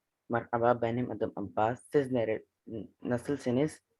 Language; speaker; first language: Turkish; non-native, learner; Urdu